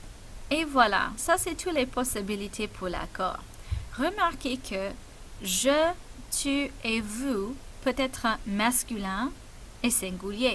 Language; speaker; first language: French; non-native, fluent; English